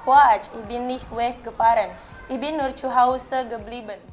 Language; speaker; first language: German; non-native, learner; Indonesian